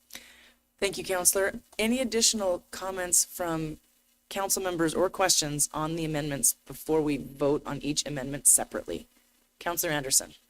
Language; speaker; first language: English; native; English